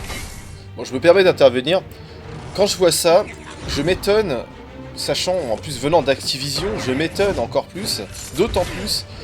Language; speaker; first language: French; native; French